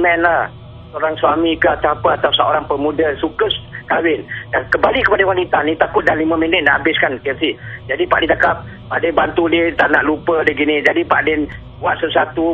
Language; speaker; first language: Malay; native; Malay